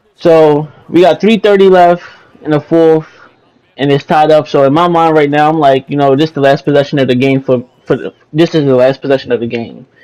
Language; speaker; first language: English; native; English